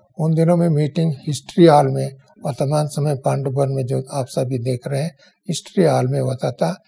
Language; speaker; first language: Hindi; non-native, local second language; Kannada